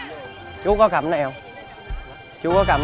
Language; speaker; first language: Vietnamese; native; Vietnamese